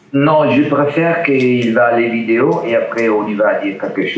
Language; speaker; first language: French; non-native, learner; Italian